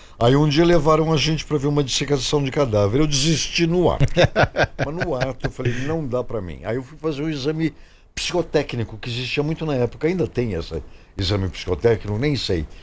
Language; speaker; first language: Portuguese; native; Portuguese